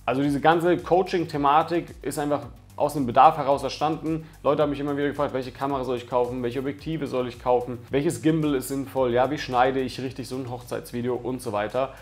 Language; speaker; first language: German; native; German